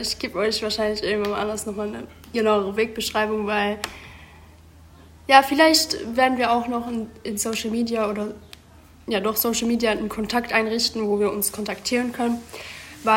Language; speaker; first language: German; early bilingual, other home language; Greek